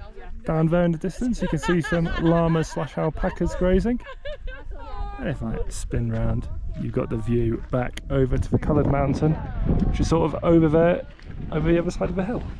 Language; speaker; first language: English; native; English